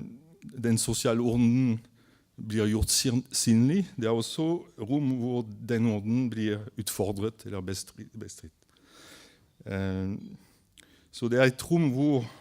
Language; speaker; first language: Norwegian; non-native, fluent; French